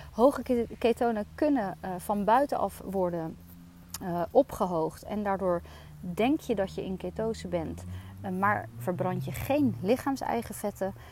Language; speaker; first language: Dutch; native; Dutch